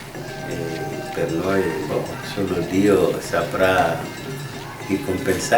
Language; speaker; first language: Italian; non-native, fluent; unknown